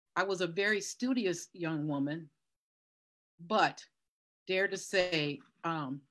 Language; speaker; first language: English; native; English